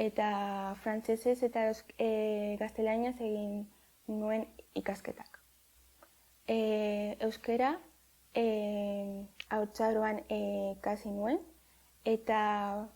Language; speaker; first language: Basque; non-native, local second language; Spanish